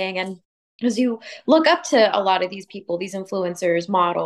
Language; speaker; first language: English; native; English